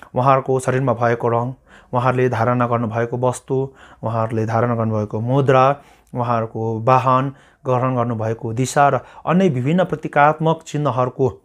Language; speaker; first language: Nepali; non-native, local second language; Sherpa